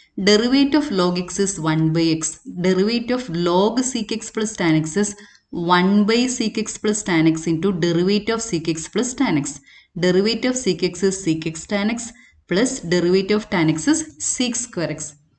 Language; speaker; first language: English; non-native, local second language; Malayalam